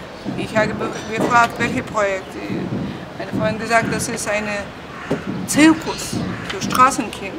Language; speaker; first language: German; non-native, learner; Russian